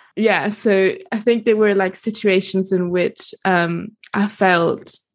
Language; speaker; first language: English; non-native, fluent; Italian